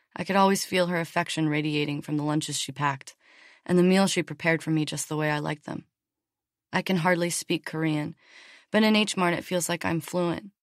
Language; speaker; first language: English; native; English